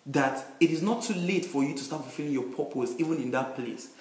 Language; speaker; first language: English; non-native, local second language; Yoruba